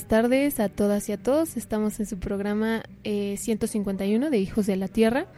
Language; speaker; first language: Spanish; native; Spanish